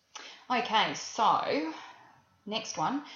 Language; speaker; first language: English; native; English